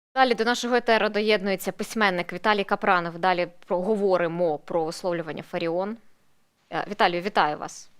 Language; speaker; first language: Ukrainian; non-native, local second language; Russian